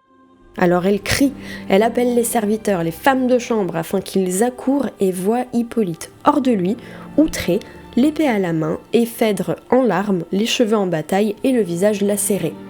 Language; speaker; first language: French; native; French